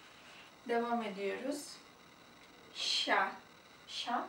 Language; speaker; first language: Turkish; non-native, fluent; Russian